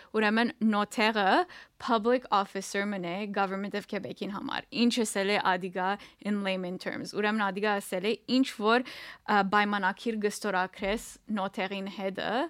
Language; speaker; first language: Armenian; early bilingual, heritage; Armenian